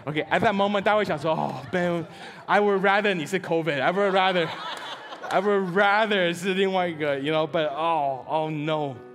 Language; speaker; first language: English; early bilingual, other home language; Chinese